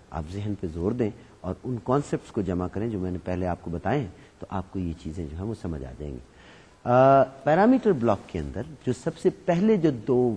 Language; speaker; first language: Urdu; native; Urdu